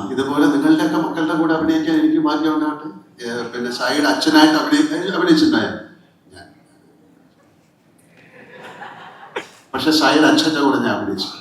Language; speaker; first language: Malayalam; native; Malayalam